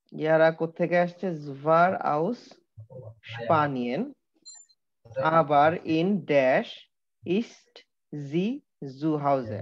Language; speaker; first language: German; non-native, learner; Bangla